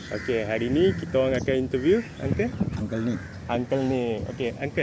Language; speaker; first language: Malay; native; Malay